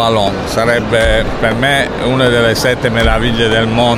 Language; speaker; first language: Italian; native; Italian